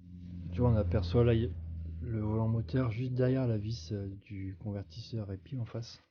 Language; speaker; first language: French; native; French